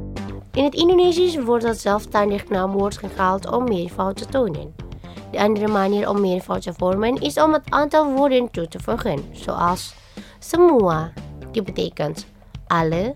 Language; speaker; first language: Dutch; non-native, fluent; Indonesian